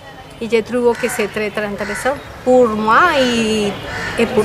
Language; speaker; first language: French; non-native, learner; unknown